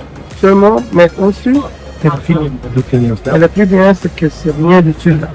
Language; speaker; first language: French; non-native, learner; German